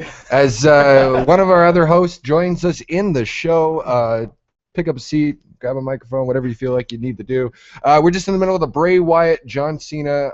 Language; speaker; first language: English; native; English